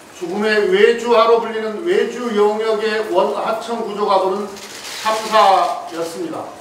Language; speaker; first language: Korean; native; Korean